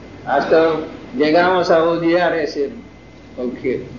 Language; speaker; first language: Spanish; non-native, fluent; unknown